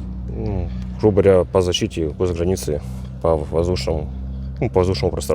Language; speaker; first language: Russian; native; Russian